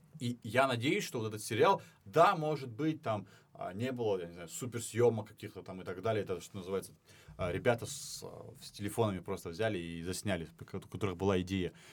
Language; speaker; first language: Russian; non-native, local second language; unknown